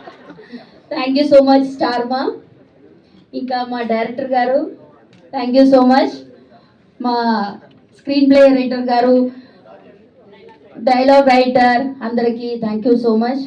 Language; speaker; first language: Telugu; non-native, fluent; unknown